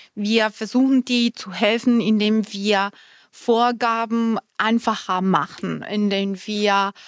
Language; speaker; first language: German; non-native, fluent; Spanish